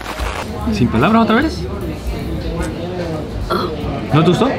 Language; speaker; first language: Spanish; native; Spanish